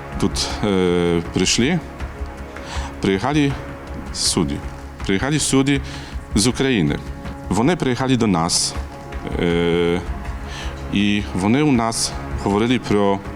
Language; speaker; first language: Ukrainian; non-native, learner; Polish